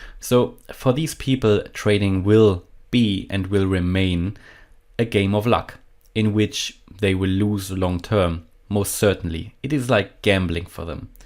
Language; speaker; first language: English; non-native, fluent; German